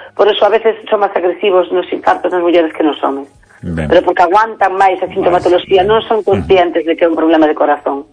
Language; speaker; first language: Galician; native; Galician